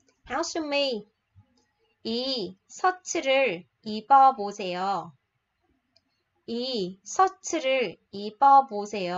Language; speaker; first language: Korean; non-native, fluent; Vietnamese